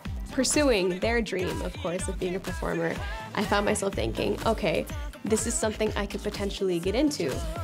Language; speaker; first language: English; native; English